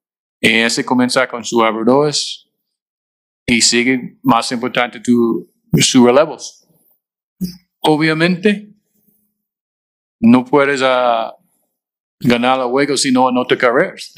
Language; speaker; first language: Spanish; non-native, fluent; English